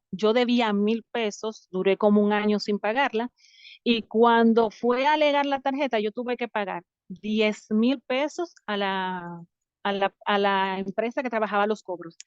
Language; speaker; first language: Spanish; native; Spanish